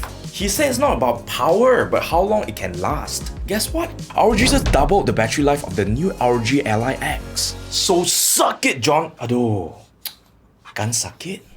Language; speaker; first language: English; native; English